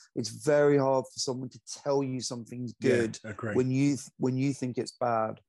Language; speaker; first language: English; native; English